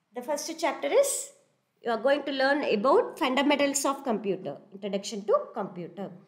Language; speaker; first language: English; non-native, local second language; Tamil